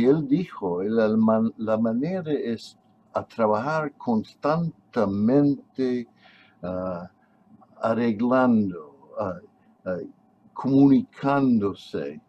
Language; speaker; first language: Spanish; non-native, fluent; English